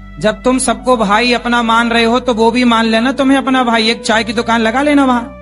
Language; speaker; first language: Hindi; native; Hindi